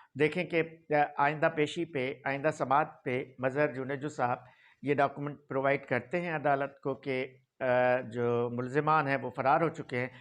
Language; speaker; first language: Urdu; non-native, local second language; Sindhi